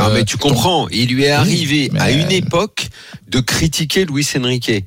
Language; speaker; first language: French; native; French